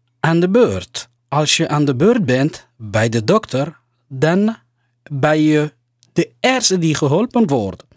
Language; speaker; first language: Dutch; non-native, fluent; Somali